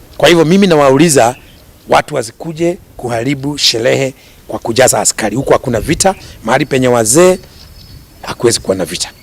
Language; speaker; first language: Swahili; non-native, local second language; Kikuyu